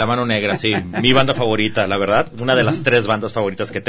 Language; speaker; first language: Spanish; native; Spanish